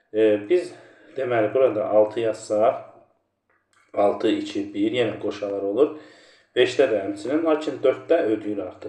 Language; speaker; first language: Azerbaijani; native; Azerbaijani